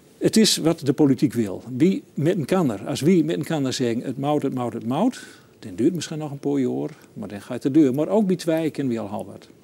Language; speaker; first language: Dutch; native; Dutch